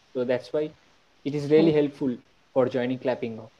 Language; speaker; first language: English; non-native, local second language; Bangla